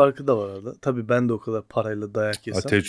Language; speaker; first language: Turkish; native; Turkish